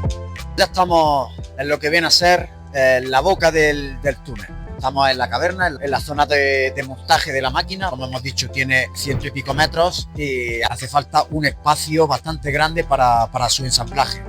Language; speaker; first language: Spanish; native; Spanish